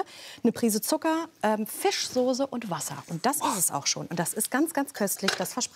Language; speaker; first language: German; native; German